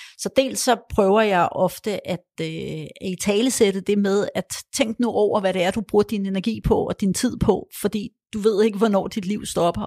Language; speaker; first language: Danish; early bilingual, other home language; Polish